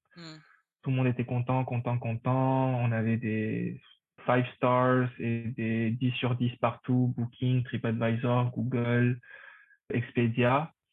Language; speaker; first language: French; non-native, fluent; Spanish